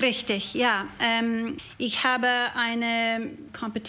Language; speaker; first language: German; non-native, learner; English